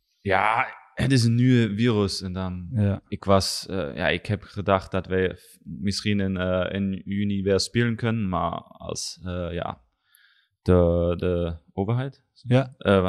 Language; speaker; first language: Dutch; non-native, learner; German